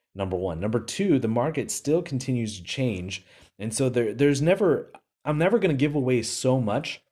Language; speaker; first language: English; native; English